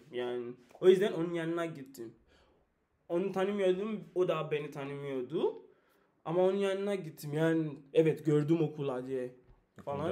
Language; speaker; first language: Turkish; non-native, learner; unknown